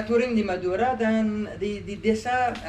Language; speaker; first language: Indonesian; non-native, learner; English